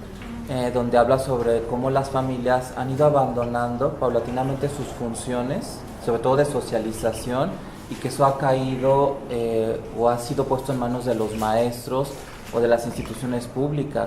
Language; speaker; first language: Spanish; native; Spanish